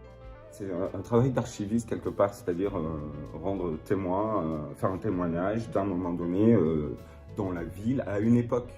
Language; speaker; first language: French; native; French